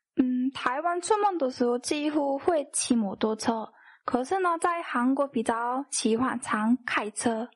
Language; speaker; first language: Chinese; non-native, fluent; Korean